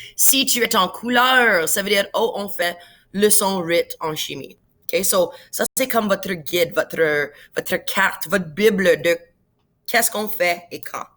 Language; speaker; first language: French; non-native, local second language; English